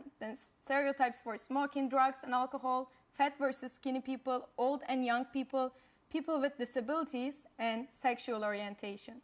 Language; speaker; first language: English; non-native, fluent; Turkish